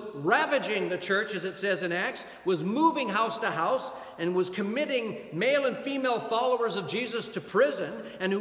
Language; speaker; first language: English; native; English